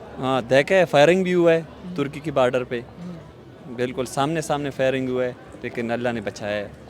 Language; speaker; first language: Urdu; non-native, local second language; Pashto